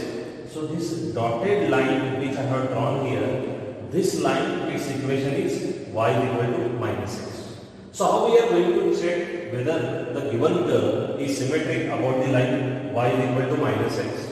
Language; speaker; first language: English; non-native, local second language; Marathi